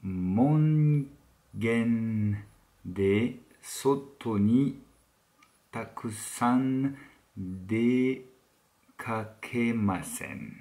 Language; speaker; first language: Japanese; non-native, learner; French